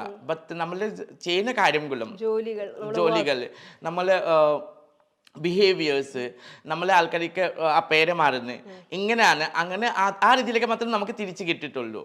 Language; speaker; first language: Malayalam; non-native, local second language; Assamese